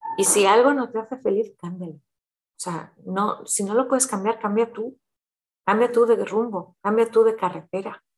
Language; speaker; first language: Spanish; early bilingual, heritage; Spanish